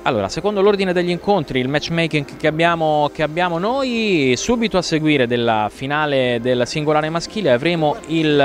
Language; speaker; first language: Italian; native; Italian